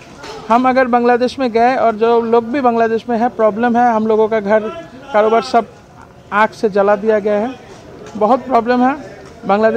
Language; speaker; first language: Hindi; non-native, fluent; Bangla